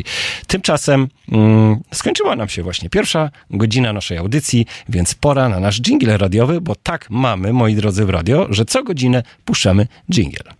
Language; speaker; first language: Polish; native; Polish